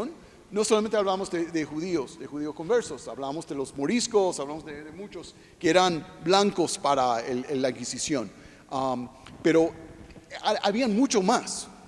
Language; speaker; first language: Spanish; non-native, fluent; English